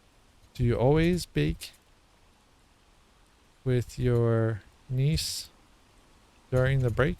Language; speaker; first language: German; non-native, learner; English